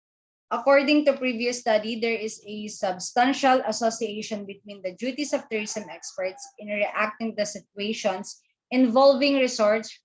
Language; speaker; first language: English; non-native, local second language; Filipino